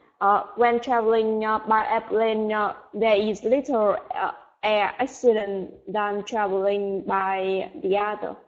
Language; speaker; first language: English; non-native, learner; Vietnamese